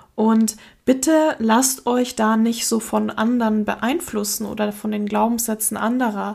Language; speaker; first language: German; early bilingual, other home language; Russian